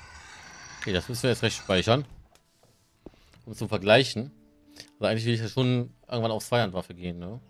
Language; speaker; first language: German; native; German